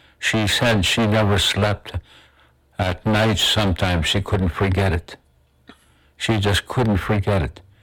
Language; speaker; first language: English; non-native, local second language; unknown